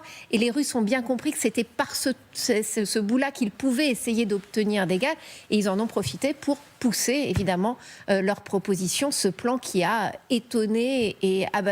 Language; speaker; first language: French; native; French